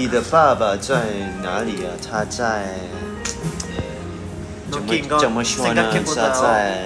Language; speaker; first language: Chinese; non-native, learner; Thai